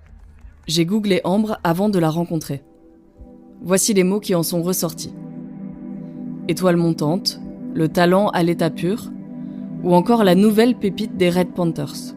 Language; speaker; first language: French; native; French